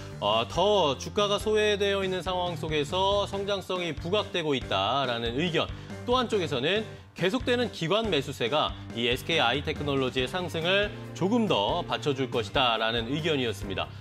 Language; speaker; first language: Korean; native; Korean